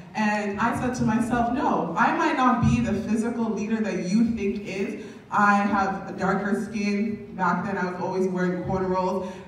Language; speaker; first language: English; native; English